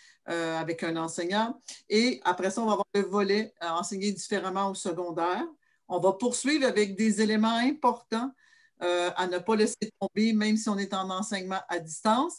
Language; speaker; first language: French; native; French